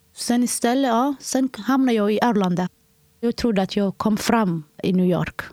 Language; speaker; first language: Swedish; non-native, fluent; Somali